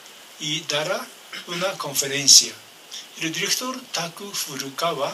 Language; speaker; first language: Spanish; non-native, learner; Japanese